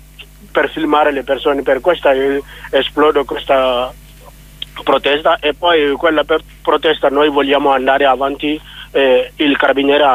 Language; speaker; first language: Italian; non-native, learner; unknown